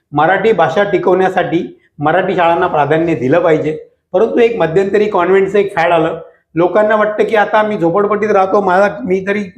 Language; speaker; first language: Marathi; native; Marathi